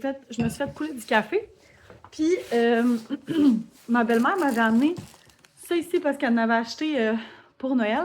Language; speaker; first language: French; native; French